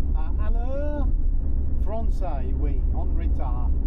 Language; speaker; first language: French; non-native, fluent; English